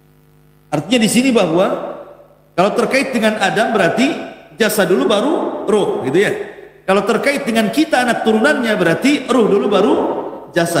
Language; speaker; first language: Indonesian; native; Indonesian